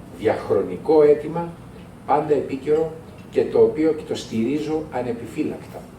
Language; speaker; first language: Greek; native; Greek